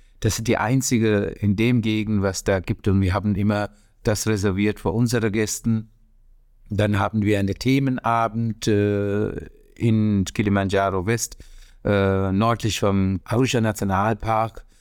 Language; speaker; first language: German; non-native, learner; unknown